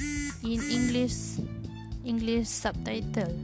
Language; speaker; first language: English; non-native, learner; Malay